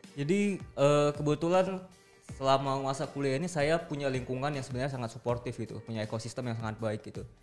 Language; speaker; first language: Indonesian; native; Indonesian